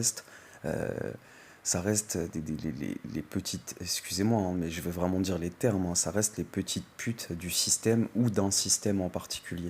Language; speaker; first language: French; native; French